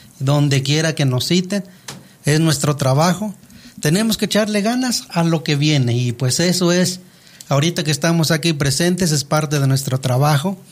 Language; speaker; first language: Spanish; non-native, local second language; Nahuatl languages